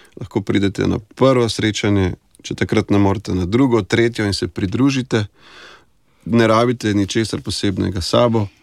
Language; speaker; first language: Slovenian; native; Slovenian